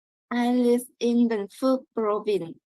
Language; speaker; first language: English; non-native, learner; Vietnamese